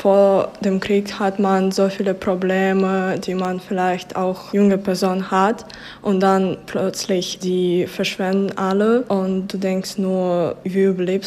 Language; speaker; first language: German; non-native, fluent; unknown